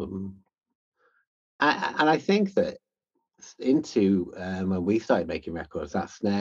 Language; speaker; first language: English; native; English